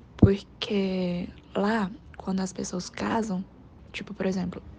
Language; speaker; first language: Portuguese; non-native, fluent; Chinese